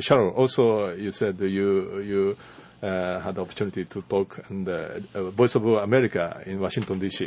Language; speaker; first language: English; non-native, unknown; Japanese